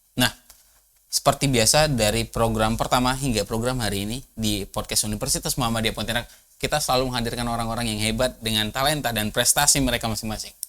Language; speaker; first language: Indonesian; native; Indonesian